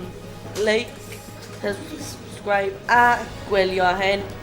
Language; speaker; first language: Welsh; non-native, local second language; English